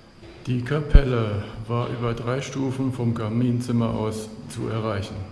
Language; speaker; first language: German; native; German